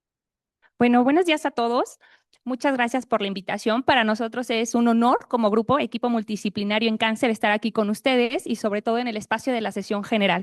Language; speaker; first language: Spanish; native; Spanish